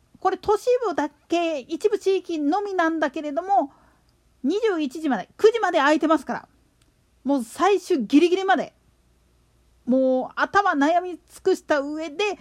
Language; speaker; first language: Japanese; native; Japanese